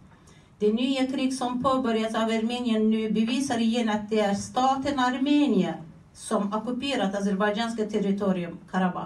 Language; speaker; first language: Swedish; non-native, fluent; Azerbaijani